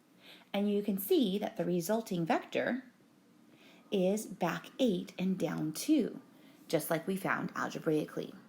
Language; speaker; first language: English; native; English